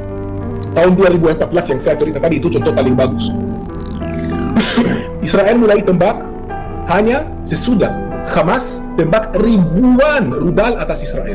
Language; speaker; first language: Indonesian; non-native, fluent; Hebrew